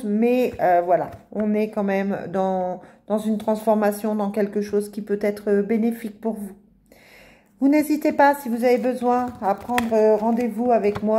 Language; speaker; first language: French; native; French